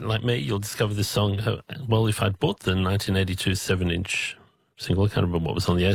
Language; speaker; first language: English; native; English